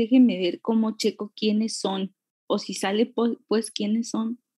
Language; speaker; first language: Spanish; native; Spanish